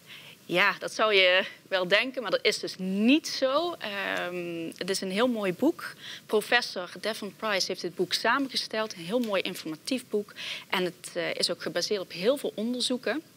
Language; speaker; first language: Dutch; native; Dutch